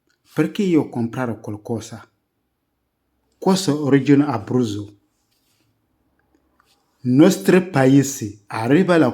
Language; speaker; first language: Italian; non-native, learner; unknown